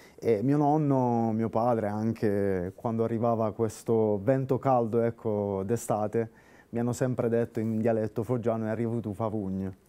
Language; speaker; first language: Italian; native; Italian